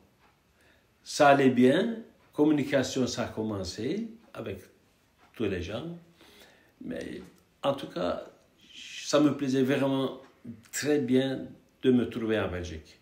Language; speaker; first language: French; non-native, fluent; Turkish